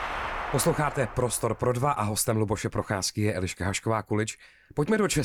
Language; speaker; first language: Czech; native; Czech